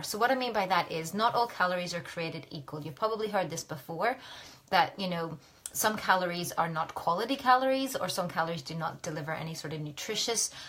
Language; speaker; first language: English; native; English